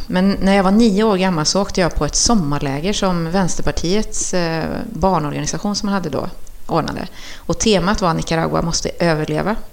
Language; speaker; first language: Swedish; early bilingual, other home language; Spanish